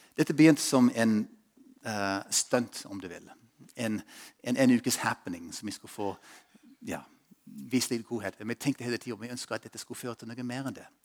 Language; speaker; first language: Norwegian; non-native, fluent; English